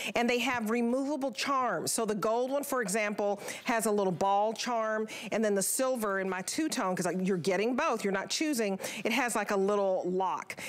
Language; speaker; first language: English; native; English